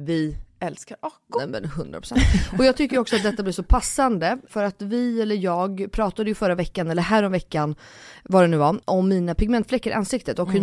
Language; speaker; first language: Swedish; native; Swedish